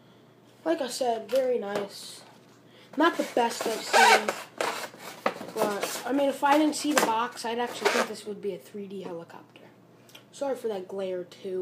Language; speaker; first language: English; native; English